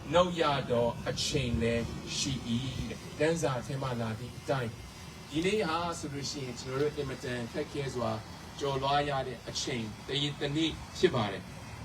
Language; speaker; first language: Burmese; non-native, local second language; Kachin